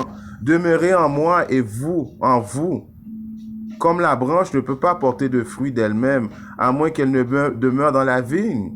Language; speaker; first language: French; native; French